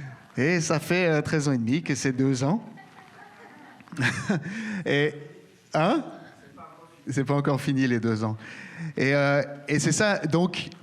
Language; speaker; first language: French; native; French